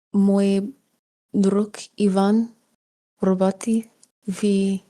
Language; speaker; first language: Russian; non-native, learner; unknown